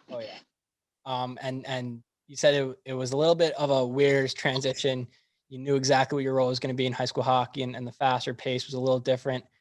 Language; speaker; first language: English; native; English